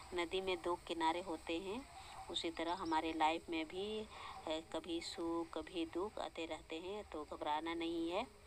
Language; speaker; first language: Hindi; non-native, local second language; Santali